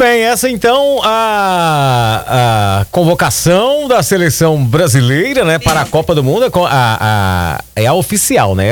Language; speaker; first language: Portuguese; native; Portuguese